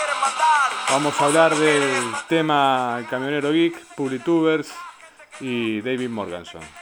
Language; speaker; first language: Spanish; native; Spanish